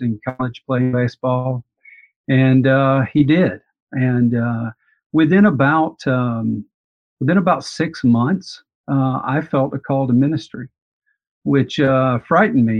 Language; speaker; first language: English; native; English